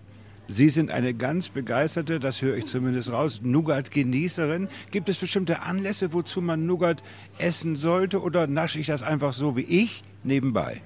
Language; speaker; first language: German; native; German